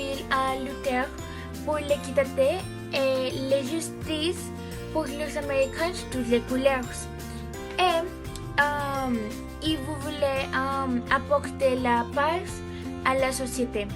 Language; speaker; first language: French; non-native, learner; English